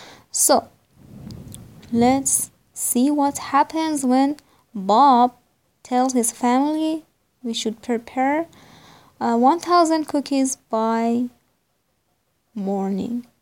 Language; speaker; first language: English; non-native, fluent; Persian